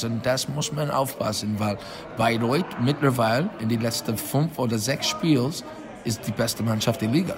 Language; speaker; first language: German; non-native, fluent; English